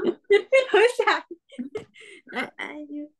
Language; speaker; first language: English; non-native, learner; Vietnamese